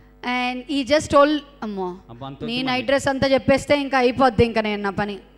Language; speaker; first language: Telugu; native; Telugu